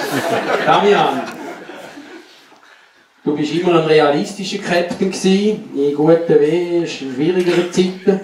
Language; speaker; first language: German; native; German